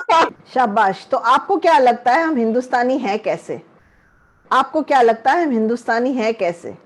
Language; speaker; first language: Hindi; native; Hindi